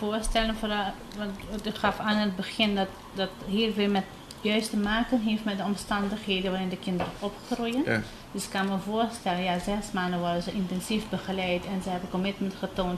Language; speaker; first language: Dutch; non-native, local second language; Papiamento